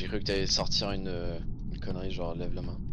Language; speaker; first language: French; native; French